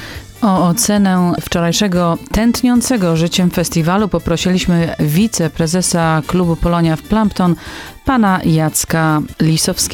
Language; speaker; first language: Polish; native; Polish